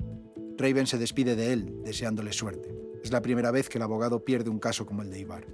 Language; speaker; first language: Spanish; native; Spanish